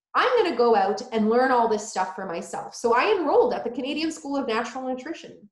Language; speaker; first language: English; early bilingual, other home language; Polish